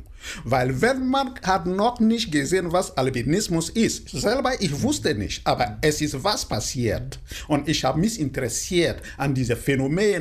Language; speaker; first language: German; non-native, fluent; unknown